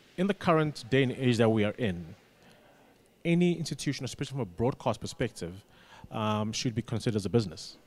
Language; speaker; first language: English; non-native, local second language; Xhosa